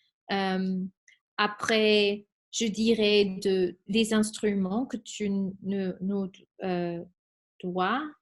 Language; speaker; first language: French; non-native, fluent; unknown